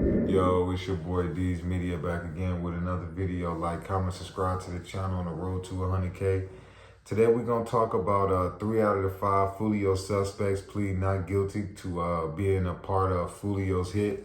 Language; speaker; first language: English; native; English